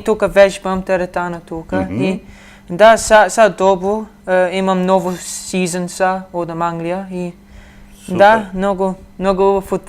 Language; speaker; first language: Macedonian; early bilingual, heritage; Macedonian